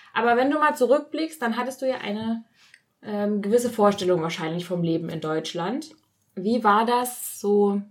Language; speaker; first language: German; native; German